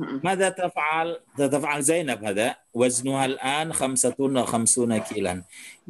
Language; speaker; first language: Arabic; non-native, fluent; Indonesian